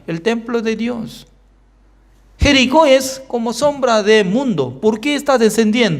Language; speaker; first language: Spanish; non-native, fluent; Korean